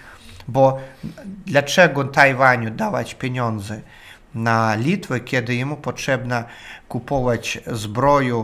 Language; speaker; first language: Polish; non-native, learner; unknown